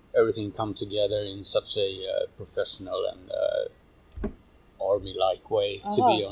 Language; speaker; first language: English; non-native, fluent; Swedish